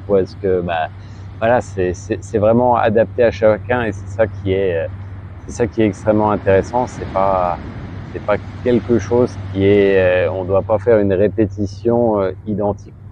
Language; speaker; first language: French; native; French